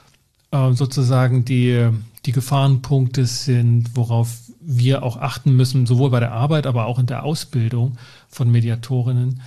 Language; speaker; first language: German; native; German